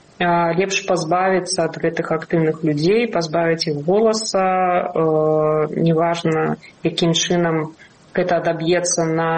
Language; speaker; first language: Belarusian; non-native, local second language; Russian